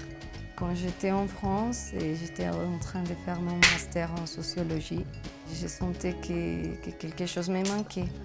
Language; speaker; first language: French; non-native, fluent; Spanish